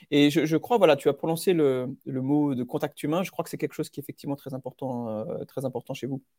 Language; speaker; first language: French; native; French